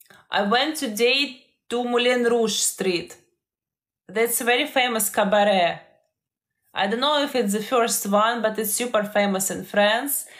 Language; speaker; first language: English; non-native, fluent; Ukrainian